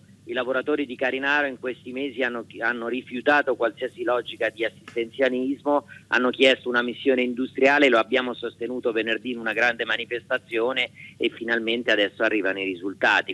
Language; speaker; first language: Italian; native; Italian